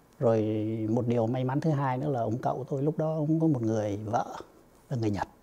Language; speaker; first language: Vietnamese; native; Vietnamese